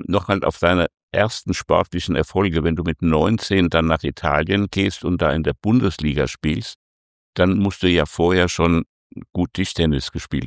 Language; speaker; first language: German; native; German